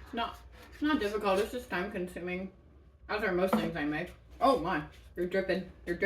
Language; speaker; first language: English; native; English